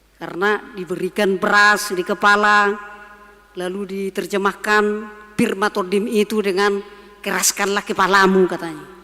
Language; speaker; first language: Indonesian; non-native, local second language; Batak Toba